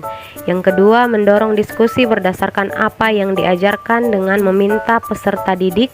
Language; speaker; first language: Indonesian; native; Indonesian